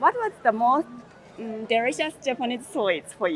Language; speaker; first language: English; non-native, learner; Japanese